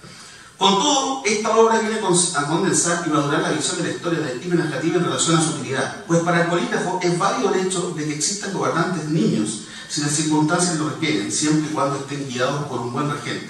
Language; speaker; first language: Spanish; native; Spanish